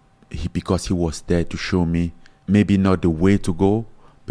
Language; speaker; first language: English; non-native, local second language; French